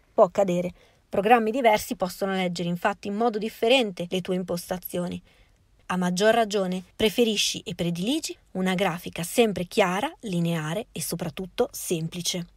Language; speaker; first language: Italian; native; Italian